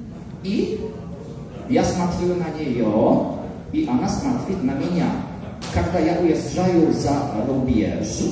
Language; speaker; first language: Russian; non-native, learner; Polish